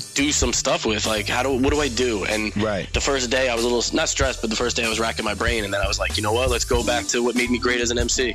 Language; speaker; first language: English; native; English